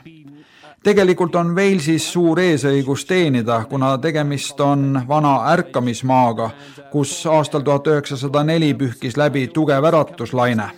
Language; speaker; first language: Estonian; native; Estonian